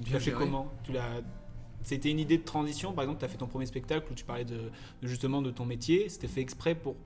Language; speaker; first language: French; native; French